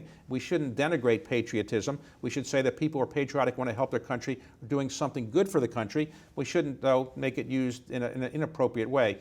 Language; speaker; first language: English; native; English